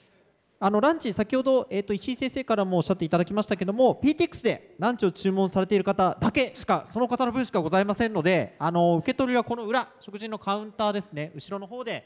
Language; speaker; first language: Japanese; native; Japanese